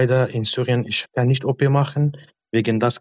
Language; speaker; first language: German; non-native, learner; Arabic